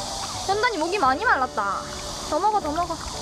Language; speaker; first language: Korean; native; Korean